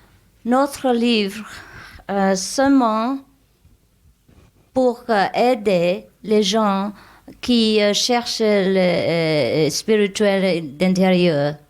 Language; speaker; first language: French; non-native, learner; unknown